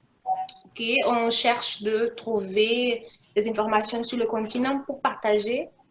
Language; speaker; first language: French; non-native, local second language; Portuguese